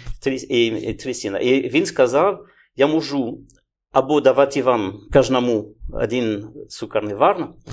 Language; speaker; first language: Ukrainian; non-native, learner; French